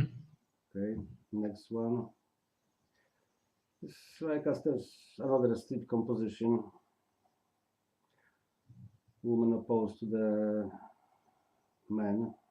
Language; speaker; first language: English; non-native, learner; Polish